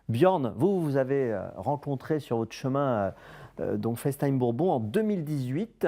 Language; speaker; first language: French; native; French